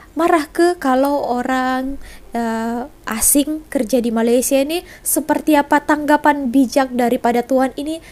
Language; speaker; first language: Indonesian; native; Indonesian